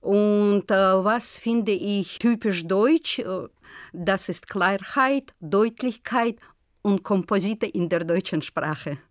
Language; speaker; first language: German; non-native, fluent; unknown